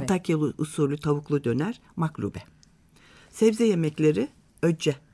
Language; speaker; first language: Turkish; native; Turkish